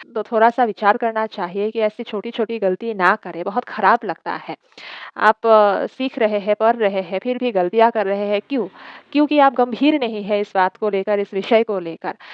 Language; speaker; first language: Hindi; non-native, local second language; Assamese